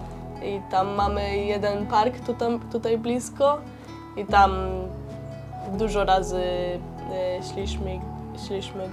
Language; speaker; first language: Polish; early bilingual, heritage; Polish